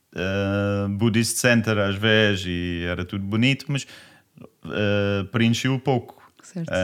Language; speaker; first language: Portuguese; non-native, learner; English